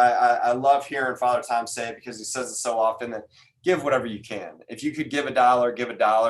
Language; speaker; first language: English; native; English